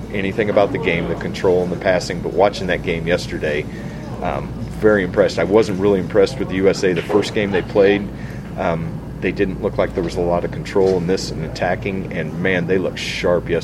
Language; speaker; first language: English; native; English